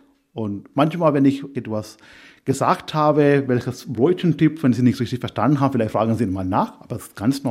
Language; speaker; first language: German; non-native, fluent; Malayalam